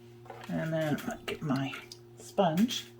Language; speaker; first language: English; native; English